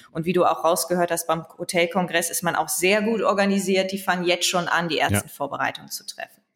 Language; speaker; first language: German; native; German